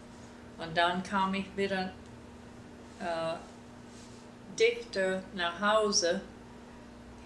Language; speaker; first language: German; early bilingual, heritage; German